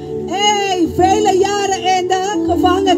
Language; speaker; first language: Dutch; non-native, local second language; Papiamento